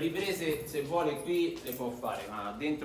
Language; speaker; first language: Italian; native; Italian